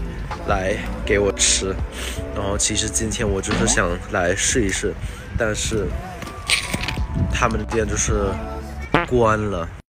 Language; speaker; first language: Chinese; non-native, fluent; Thai